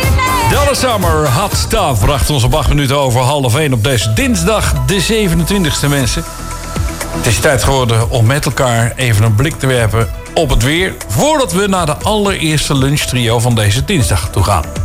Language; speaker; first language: Dutch; native; Dutch